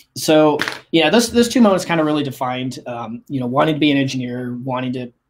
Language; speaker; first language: English; native; English